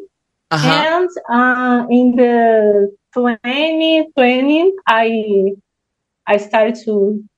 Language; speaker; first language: English; non-native, learner; Portuguese